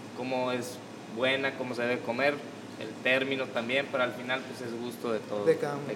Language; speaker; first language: Spanish; native; Spanish